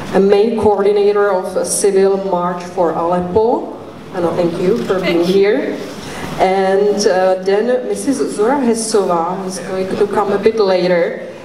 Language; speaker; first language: English; non-native, fluent; Czech